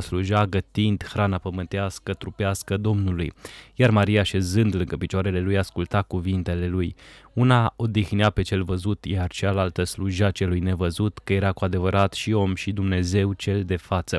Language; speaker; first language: Romanian; native; Romanian